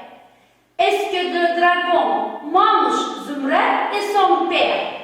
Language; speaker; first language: French; non-native, fluent; Uzbek